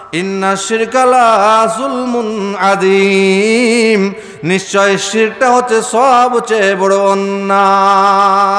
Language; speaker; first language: Bangla; non-native, fluent; Urdu